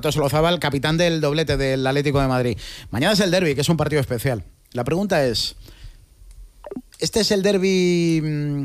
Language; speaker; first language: Spanish; native; Spanish